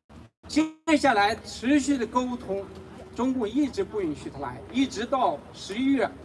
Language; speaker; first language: Chinese; native; Chinese